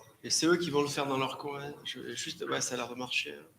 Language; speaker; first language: French; native; French